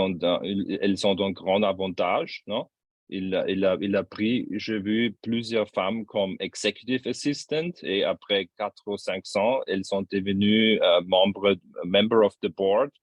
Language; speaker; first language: French; non-native, fluent; German